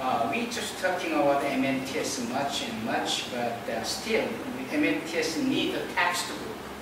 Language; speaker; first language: English; non-native, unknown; Korean